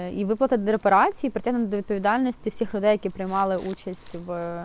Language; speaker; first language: Ukrainian; non-native, local second language; Russian